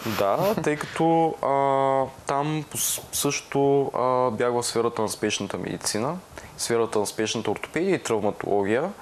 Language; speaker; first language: Bulgarian; native; Bulgarian